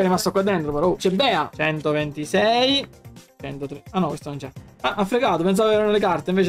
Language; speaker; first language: Italian; native; Italian